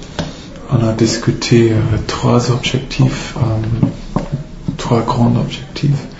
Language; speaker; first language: French; non-native, fluent; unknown